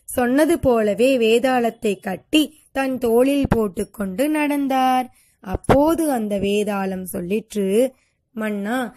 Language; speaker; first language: Tamil; native; Tamil